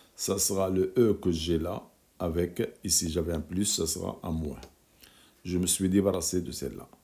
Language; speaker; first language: French; non-native, local second language; Arabic